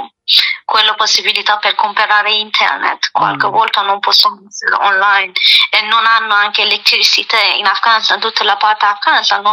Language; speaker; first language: Italian; non-native, learner; Persian